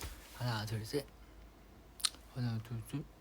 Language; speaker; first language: Korean; non-native, fluent; Chinese